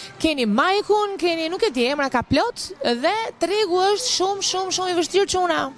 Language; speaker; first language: Albanian; native; Albanian